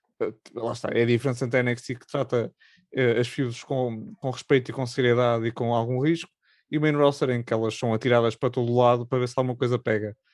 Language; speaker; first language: Portuguese; native; Portuguese